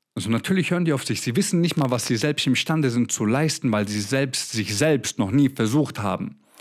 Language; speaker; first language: German; early bilingual, other home language; Croatian